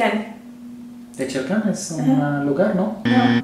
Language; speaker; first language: Spanish; non-native, learner; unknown